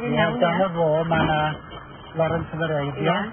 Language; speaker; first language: Welsh; native; Welsh